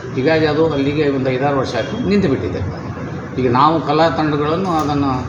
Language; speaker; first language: Kannada; non-native, local second language; Konkani